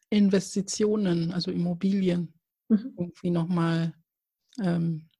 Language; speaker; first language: German; early bilingual, other home language; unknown